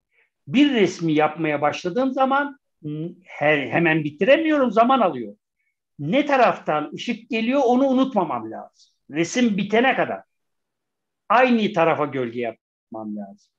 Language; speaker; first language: Turkish; native; Turkish